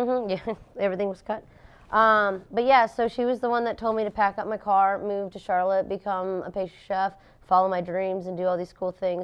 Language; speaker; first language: English; native; English